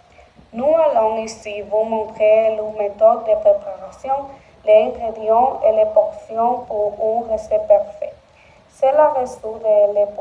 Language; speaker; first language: French; non-native, learner; Spanish